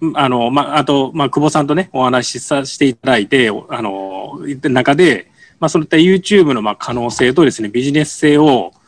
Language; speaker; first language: Japanese; native; Japanese